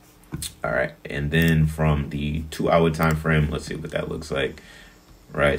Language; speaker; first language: English; native; English